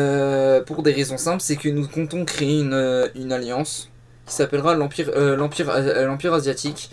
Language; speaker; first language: French; native; French